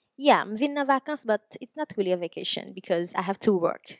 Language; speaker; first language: English; non-native, learner; Haitian Creole